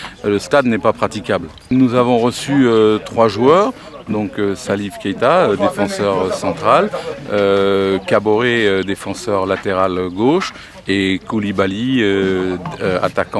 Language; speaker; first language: French; non-native, local second language; Lingala